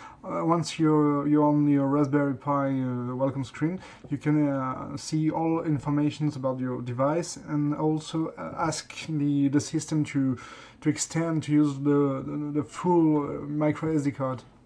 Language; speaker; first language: English; non-native, fluent; French